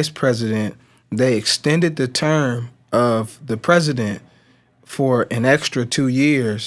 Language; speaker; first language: English; native; English